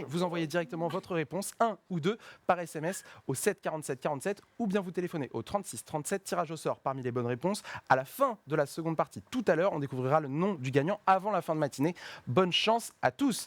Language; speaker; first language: French; native; French